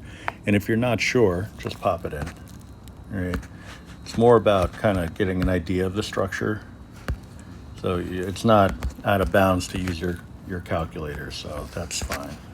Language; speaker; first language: English; native; English